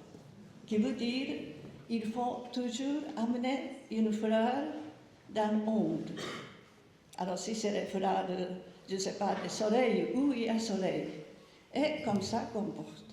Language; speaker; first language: French; non-native, learner; Japanese